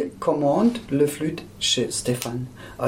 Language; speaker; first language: French; non-native, fluent; German